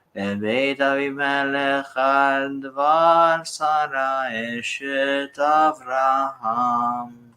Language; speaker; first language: Hebrew; non-native, learner; English